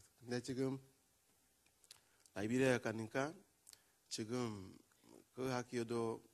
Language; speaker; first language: Korean; non-native, learner; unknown